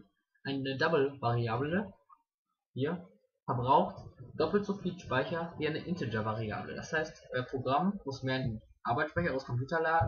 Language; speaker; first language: German; native; German